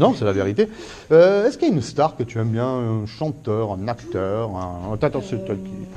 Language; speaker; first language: French; native; French